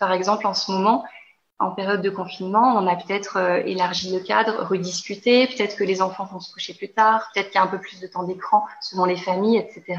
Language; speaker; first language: French; native; French